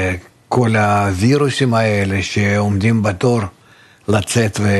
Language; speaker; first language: Hebrew; non-native, fluent; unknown